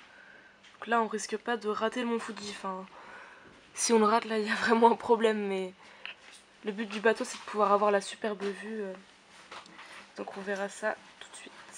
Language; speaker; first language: French; native; French